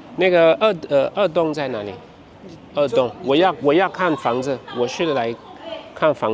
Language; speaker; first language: Chinese; non-native, fluent; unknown